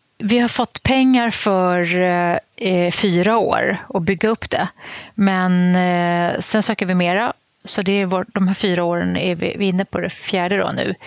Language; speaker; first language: Swedish; native; Swedish